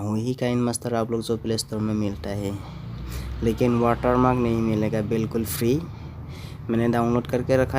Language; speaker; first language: Hindi; non-native, local second language; Assamese